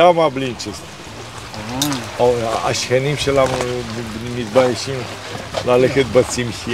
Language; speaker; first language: Hebrew; non-native, learner; Romanian